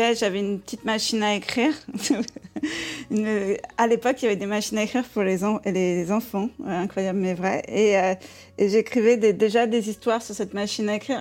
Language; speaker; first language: French; native; French